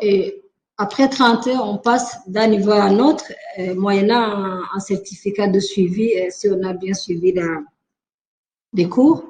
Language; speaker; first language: French; non-native, local second language; Rundi